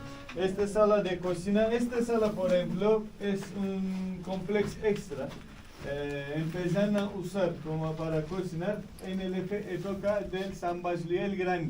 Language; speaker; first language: Spanish; non-native, fluent; Turkish